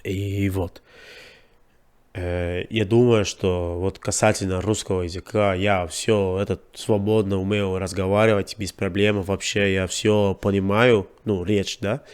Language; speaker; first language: Russian; non-native, learner; English